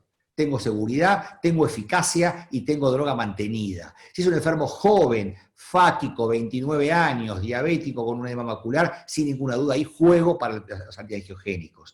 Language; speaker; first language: Spanish; native; Spanish